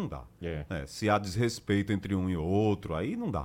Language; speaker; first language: Portuguese; native; Portuguese